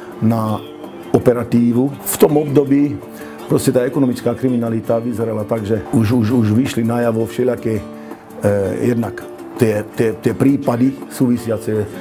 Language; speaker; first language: Slovak; non-native, local second language; Hungarian